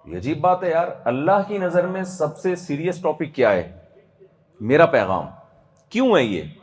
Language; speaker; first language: Urdu; native; Urdu